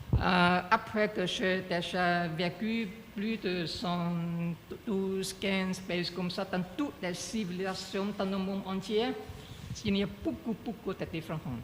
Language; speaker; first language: French; non-native, learner; Chinese